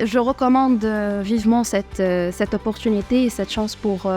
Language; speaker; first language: French; non-native, local second language; Arabic